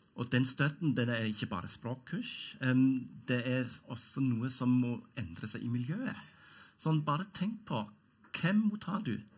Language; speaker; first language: Norwegian; non-native, fluent; German